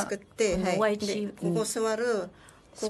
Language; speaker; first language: Japanese; non-native, learner; Filipino